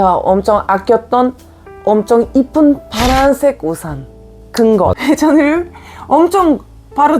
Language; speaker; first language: Korean; non-native, fluent; Bulgarian